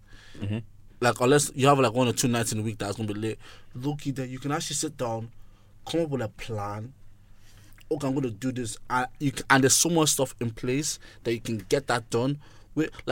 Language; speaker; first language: English; native; English